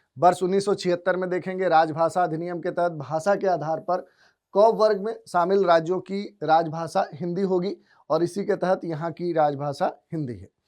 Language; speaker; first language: Hindi; native; Hindi